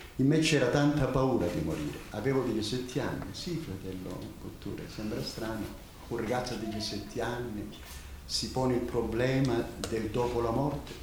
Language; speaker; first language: Italian; native; Italian